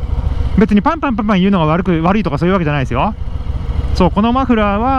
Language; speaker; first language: Japanese; native; Japanese